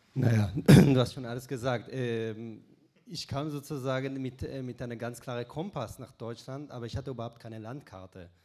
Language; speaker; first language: German; non-native, fluent; Hebrew